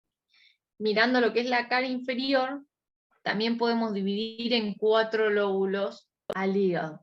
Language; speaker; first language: Spanish; native; Spanish